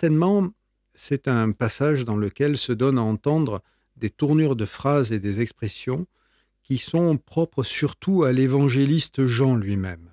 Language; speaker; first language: French; native; French